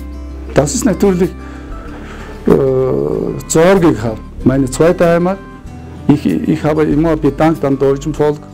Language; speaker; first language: German; non-native, fluent; Mongolian